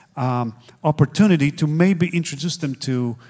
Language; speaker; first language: English; non-native, fluent; Polish